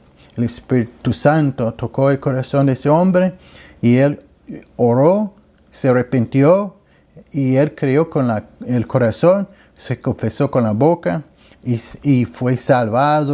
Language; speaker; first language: Spanish; non-native, learner; English